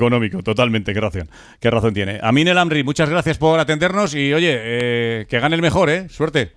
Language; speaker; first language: Spanish; native; Spanish